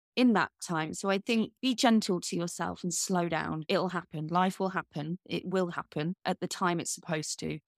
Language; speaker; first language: English; native; English